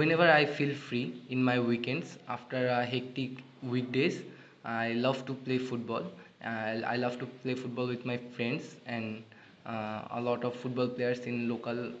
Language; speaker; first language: English; non-native, learner; Bangla